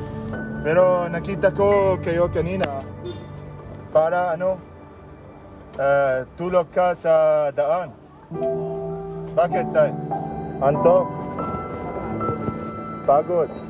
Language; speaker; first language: Filipino; non-native, learner; Arabic